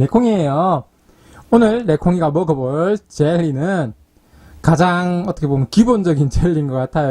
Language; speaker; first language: Korean; native; Korean